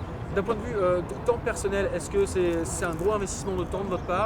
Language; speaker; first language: French; native; French